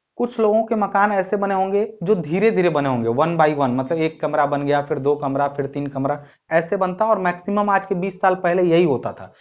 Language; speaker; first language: Hindi; native; Hindi